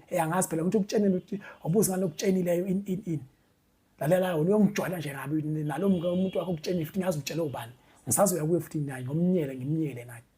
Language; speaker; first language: Zulu; native; Zulu